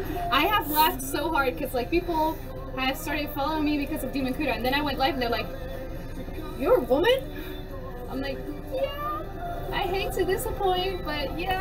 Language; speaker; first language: English; early bilingual, other home language; Dutch